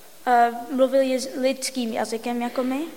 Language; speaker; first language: Czech; non-native, fluent; English